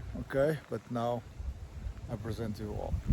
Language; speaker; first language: English; non-native, learner; Portuguese